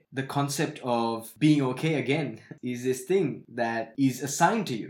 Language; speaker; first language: English; non-native, local second language; Sinhala